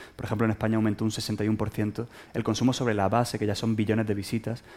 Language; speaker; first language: Spanish; native; Spanish